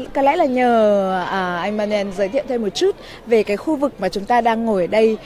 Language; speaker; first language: Vietnamese; native; Vietnamese